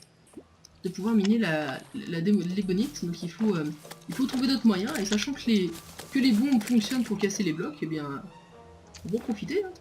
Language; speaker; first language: French; native; French